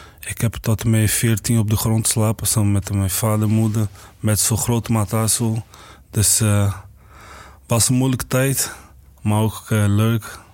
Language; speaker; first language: Dutch; non-native, learner; Portuguese